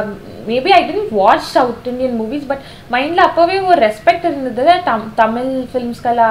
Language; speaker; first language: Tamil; non-native, fluent; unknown